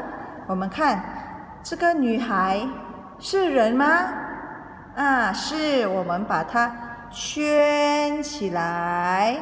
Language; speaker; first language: Chinese; early bilingual, heritage; Indonesian